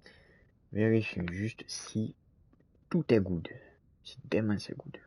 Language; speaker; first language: French; native; French